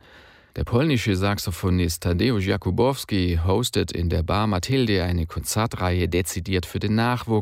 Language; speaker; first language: German; native; German